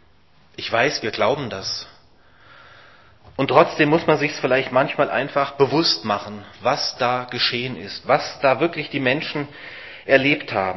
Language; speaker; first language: German; native; German